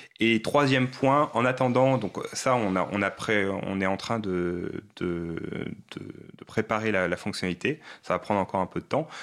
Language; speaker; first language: French; native; French